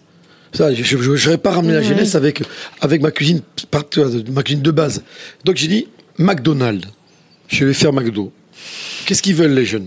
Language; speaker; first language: French; native; French